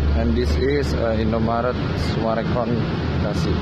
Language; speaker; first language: English; non-native, learner; Indonesian